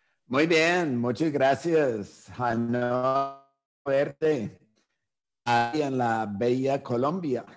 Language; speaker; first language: Spanish; non-native, fluent; English